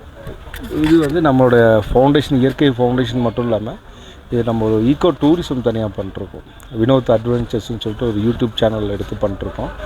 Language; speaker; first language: Tamil; native; Tamil